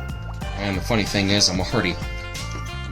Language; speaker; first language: English; native; English